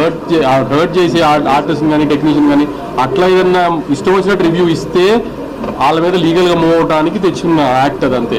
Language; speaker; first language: Telugu; native; Telugu